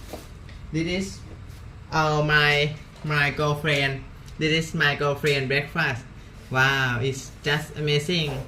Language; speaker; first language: English; non-native, learner; Thai